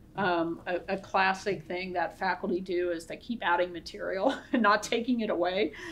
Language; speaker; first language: English; native; English